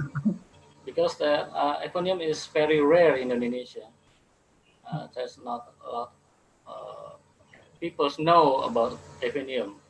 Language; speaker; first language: English; non-native, fluent; Indonesian